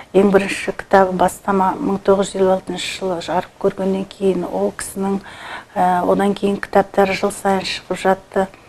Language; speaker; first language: Kazakh; native; Kazakh